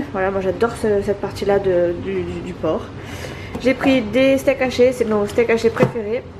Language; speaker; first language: French; native; French